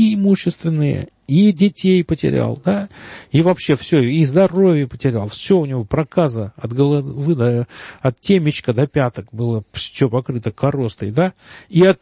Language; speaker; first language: Russian; native; Russian